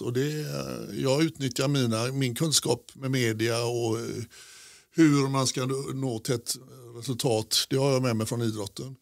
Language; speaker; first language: Swedish; native; Swedish